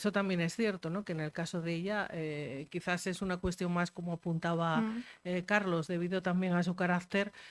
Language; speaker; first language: Spanish; native; Spanish